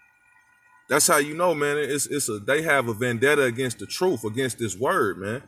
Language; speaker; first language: English; native; English